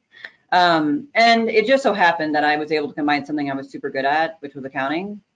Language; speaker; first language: English; native; English